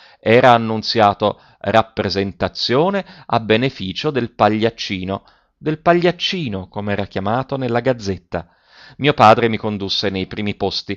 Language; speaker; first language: Italian; native; Italian